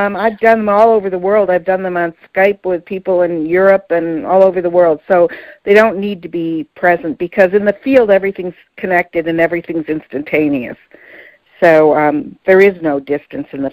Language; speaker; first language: English; native; English